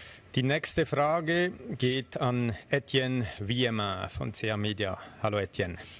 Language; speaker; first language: German; native; German